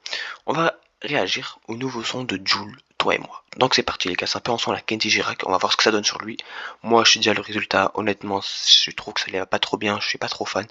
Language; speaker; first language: French; native; French